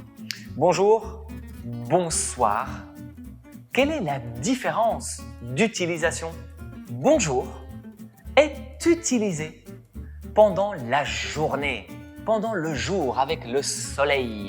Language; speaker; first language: French; non-native, fluent; Spanish